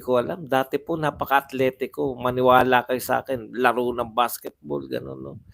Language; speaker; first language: Filipino; native; Filipino